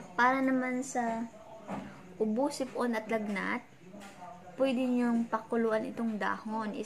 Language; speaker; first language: Filipino; non-native, local second language; Cebuano